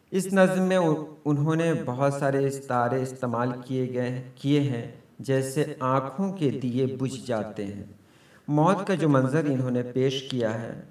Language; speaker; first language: Urdu; native; Urdu